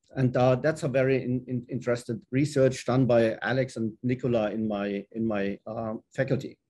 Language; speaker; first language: English; non-native, fluent; German